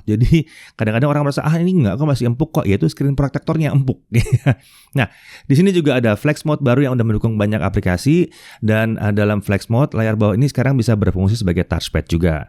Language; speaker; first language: Indonesian; native; Indonesian